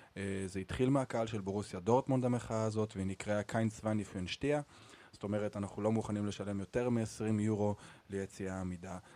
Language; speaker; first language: Hebrew; native; Hebrew